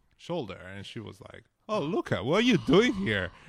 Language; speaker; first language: English; non-native, fluent; Italian